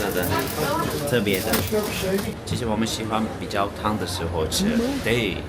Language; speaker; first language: Chinese; non-native, fluent; Turkish